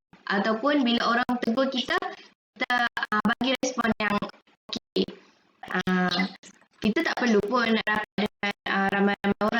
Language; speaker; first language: Malay; native; Malay